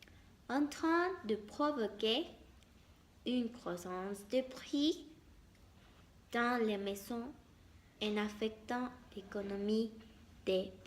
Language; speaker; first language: French; non-native, learner; Spanish